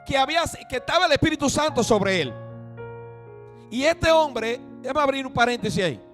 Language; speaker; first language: Spanish; native; Spanish